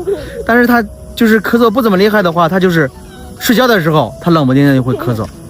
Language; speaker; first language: Chinese; native; Chinese